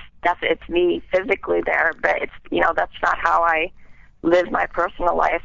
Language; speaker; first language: English; native; English